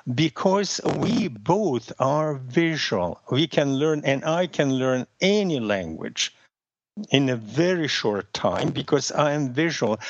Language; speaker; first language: English; non-native, fluent; Russian